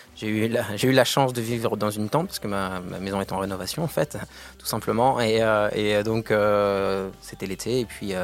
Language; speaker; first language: French; native; French